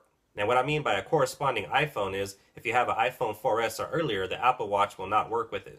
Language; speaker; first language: English; native; English